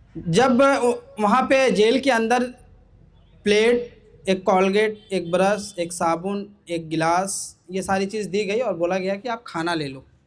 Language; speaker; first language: Hindi; native; Hindi